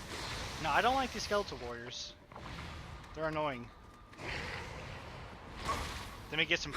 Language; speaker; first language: English; native; English